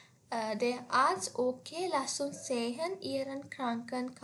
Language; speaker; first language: German; non-native, learner; Sinhala